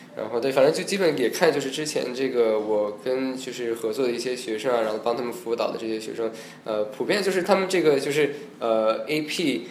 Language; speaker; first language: Chinese; early bilingual, heritage; Chinese